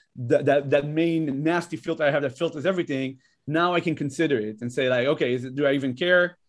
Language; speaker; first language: English; non-native, fluent; Hebrew